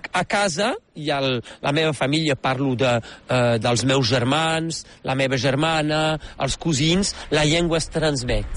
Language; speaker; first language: Catalan; native; Catalan